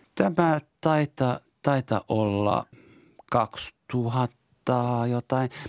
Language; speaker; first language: Finnish; non-native, fluent; French